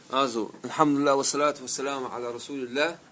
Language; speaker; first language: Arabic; non-native, learner; German